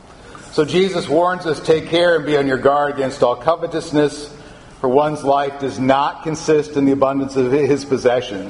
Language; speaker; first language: English; native; English